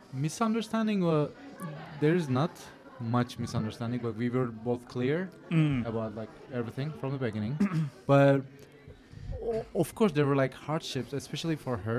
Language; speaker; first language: English; non-native, fluent; Turkish